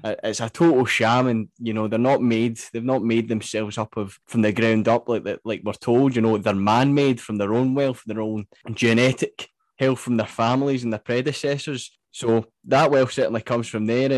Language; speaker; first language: English; native; English